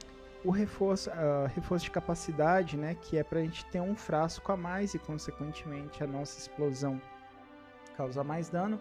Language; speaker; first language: Portuguese; native; Portuguese